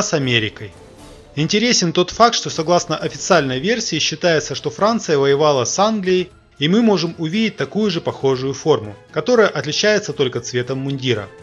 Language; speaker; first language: Russian; native; Russian